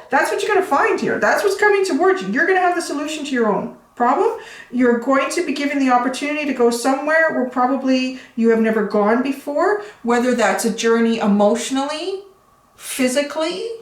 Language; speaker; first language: English; native; English